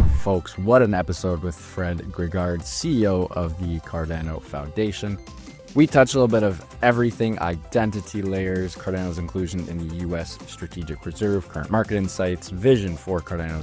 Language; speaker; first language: English; native; English